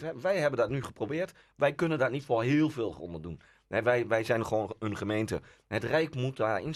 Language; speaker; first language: Dutch; native; Dutch